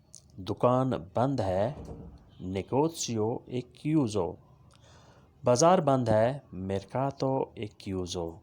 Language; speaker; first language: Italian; non-native, learner; Urdu